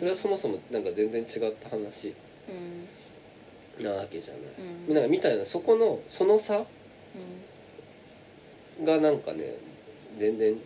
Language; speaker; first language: Japanese; native; Japanese